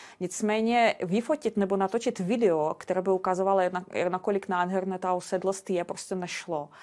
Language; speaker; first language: Czech; non-native, fluent; Russian